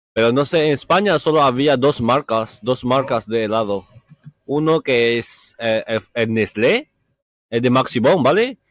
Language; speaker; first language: Spanish; non-native, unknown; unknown